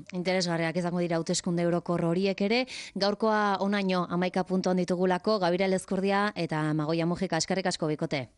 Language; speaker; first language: Basque; native; Basque